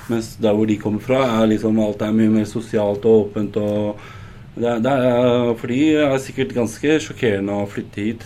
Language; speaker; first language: Norwegian; early bilingual, other home language; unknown